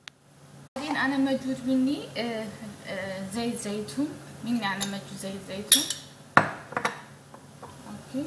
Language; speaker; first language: Arabic; non-native, learner; Amharic